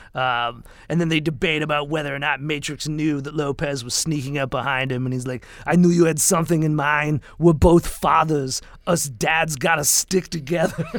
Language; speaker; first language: English; native; English